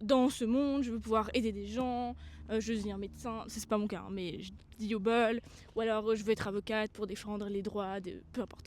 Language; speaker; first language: French; native; French